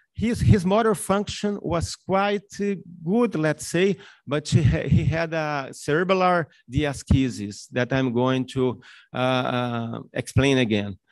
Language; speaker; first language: English; non-native, fluent; Portuguese